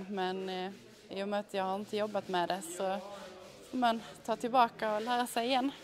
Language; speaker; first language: Swedish; native; Swedish